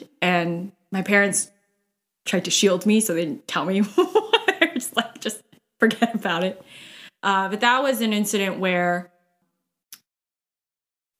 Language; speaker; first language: English; early bilingual, other home language; Cantonese